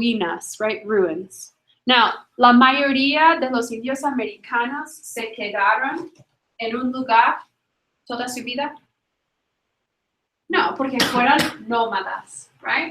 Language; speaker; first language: Spanish; non-native, fluent; English